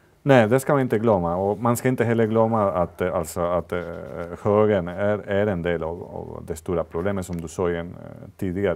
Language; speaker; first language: Swedish; non-native, fluent; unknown